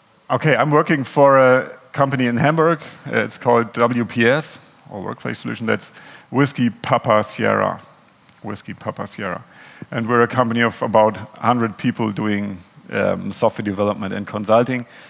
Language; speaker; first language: English; non-native, fluent; German